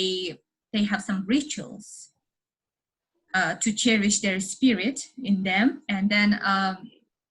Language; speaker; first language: English; non-native, learner; Mongolian